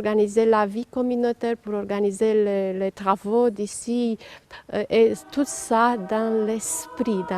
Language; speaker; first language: French; non-native, fluent; Romanian